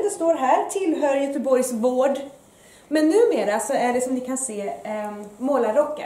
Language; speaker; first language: Swedish; early bilingual, other home language; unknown